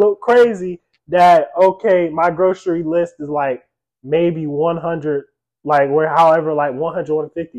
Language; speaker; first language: English; native; English